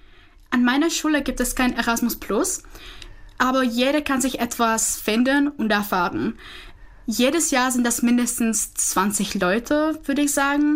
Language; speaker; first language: German; non-native, fluent; Czech